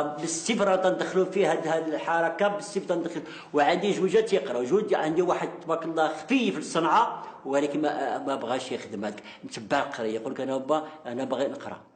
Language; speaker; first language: Arabic; native; Arabic